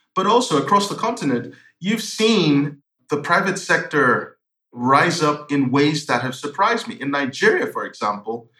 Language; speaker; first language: English; non-native, local second language; Yoruba